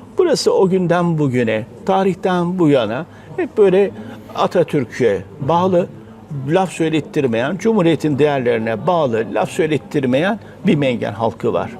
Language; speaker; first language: Turkish; native; Turkish